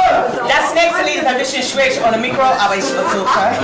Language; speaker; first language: German; non-native, learner; English